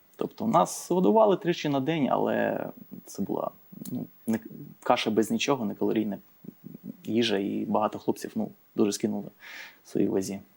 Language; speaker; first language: Ukrainian; native; Ukrainian